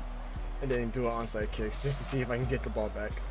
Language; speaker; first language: English; native; English